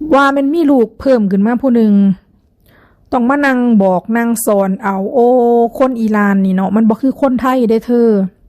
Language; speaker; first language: Thai; native; Thai